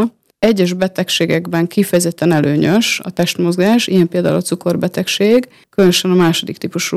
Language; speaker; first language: Hungarian; native; Hungarian